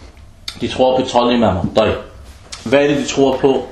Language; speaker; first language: Danish; early bilingual, other home language; Arabic